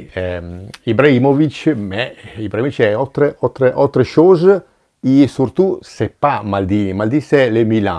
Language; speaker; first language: French; non-native, fluent; Italian